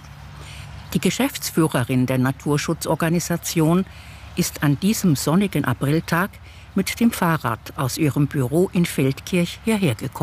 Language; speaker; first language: German; native; German